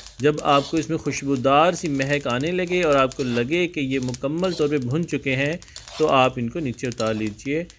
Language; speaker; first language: Urdu; non-native, local second language; Punjabi